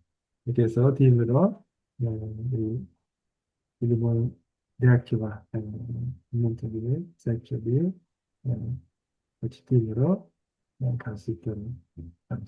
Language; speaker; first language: Korean; non-native, learner; Japanese